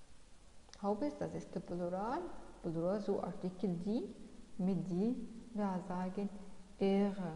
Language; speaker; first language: German; non-native, fluent; Arabic